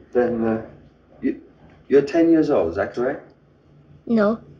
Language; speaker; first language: English; native; English